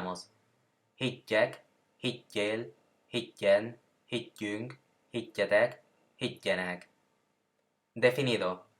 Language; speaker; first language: Hungarian; non-native, learner; Spanish